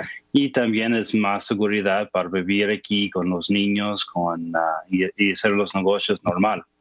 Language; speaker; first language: Spanish; non-native, fluent; English